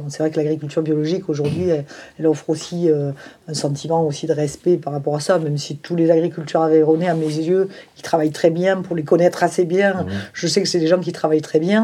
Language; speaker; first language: French; native; French